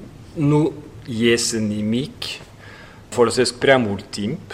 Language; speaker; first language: Romanian; non-native, fluent; Norwegian